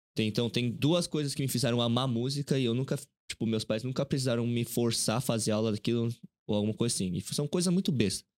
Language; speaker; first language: Portuguese; early bilingual, other home language; Korean